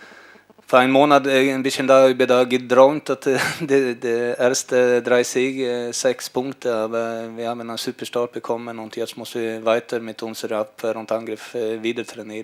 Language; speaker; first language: German; non-native, learner; Swedish